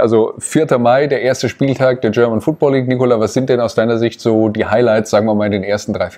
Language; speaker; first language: German; native; German